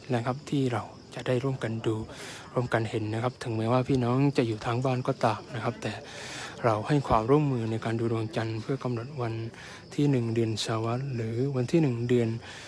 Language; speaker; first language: Thai; non-native, local second language; Malay